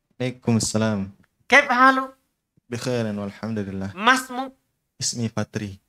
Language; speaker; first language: Arabic; non-native, learner; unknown